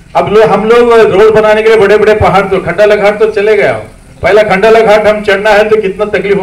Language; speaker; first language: Hindi; non-native, local second language; Kannada